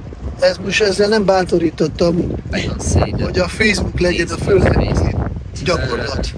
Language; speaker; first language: Hungarian; non-native, fluent; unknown